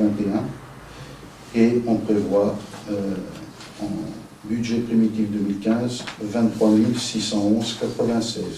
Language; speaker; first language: French; native; French